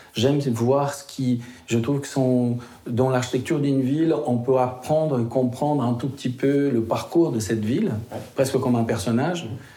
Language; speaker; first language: French; non-native, fluent; Portuguese